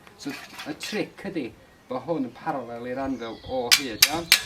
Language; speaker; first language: Welsh; native; Welsh